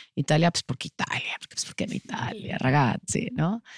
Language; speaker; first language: Spanish; native; Spanish